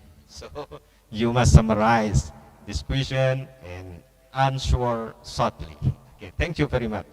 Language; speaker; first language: English; non-native, learner; Indonesian